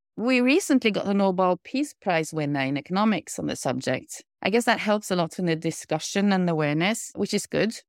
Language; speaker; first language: English; non-native, fluent; Norwegian